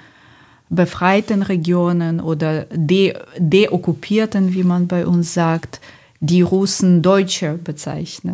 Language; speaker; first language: German; non-native, fluent; Ukrainian